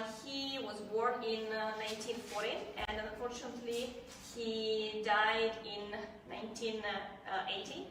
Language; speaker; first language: English; non-native, fluent; Russian